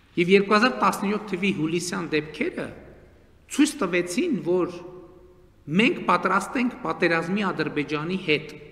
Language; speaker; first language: Armenian; native; Armenian